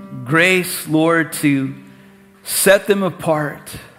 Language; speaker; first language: English; native; English